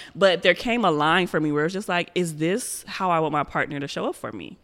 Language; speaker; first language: English; native; English